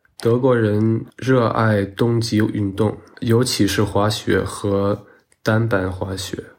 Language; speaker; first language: Chinese; non-native, fluent; German